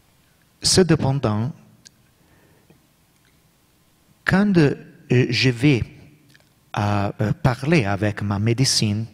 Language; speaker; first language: French; non-native, learner; Italian